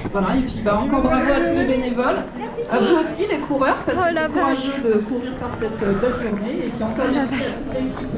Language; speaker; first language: French; native; French